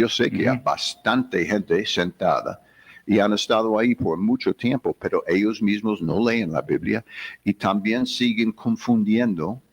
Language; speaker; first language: Spanish; non-native, fluent; English